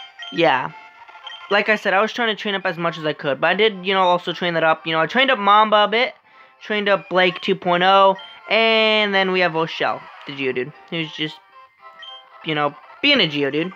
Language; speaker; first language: English; native; English